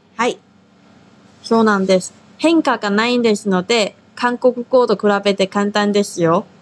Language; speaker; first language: Japanese; non-native, fluent; Chinese